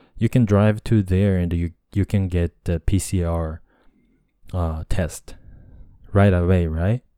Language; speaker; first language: English; non-native, fluent; Japanese